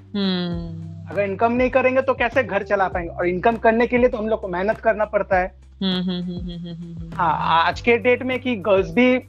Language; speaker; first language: Hindi; non-native, local second language; Bangla